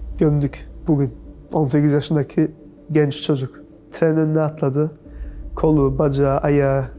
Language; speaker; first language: Turkish; early bilingual, heritage; Turkish